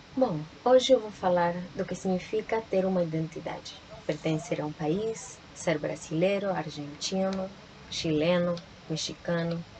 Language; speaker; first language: Portuguese; non-native, fluent; Spanish